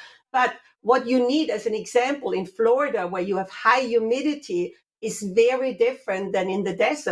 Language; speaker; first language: English; non-native, fluent; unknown